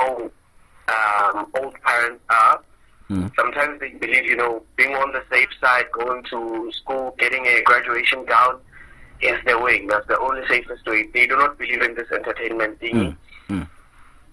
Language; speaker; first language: English; non-native, local second language; Zulu